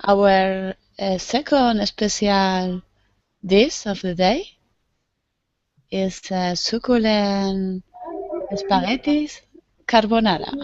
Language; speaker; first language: English; non-native, learner; Spanish